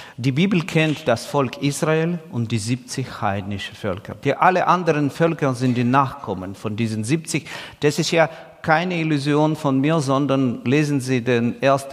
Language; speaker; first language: German; non-native, fluent; Russian